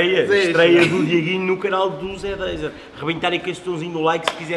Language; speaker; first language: Portuguese; native; Portuguese